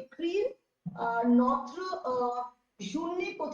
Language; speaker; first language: French; non-native, learner; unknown